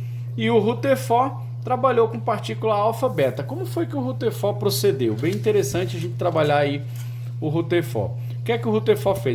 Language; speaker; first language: Portuguese; native; Portuguese